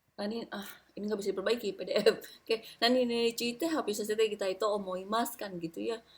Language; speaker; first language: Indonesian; native; Indonesian